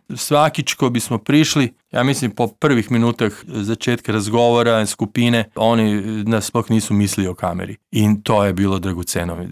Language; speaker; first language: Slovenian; non-native, learner; Serbian